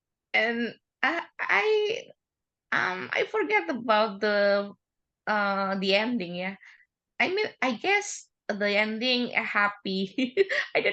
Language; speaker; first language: English; non-native, learner; Indonesian